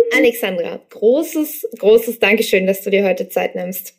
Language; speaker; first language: German; early bilingual, other home language; Russian